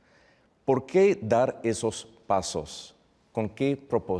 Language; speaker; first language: Spanish; non-native, fluent; English